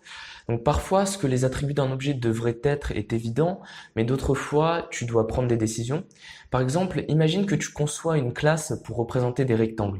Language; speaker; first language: French; native; French